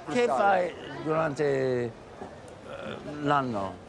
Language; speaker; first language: Italian; non-native, learner; English